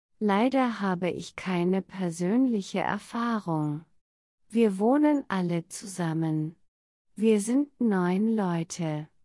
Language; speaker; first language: German; non-native, learner; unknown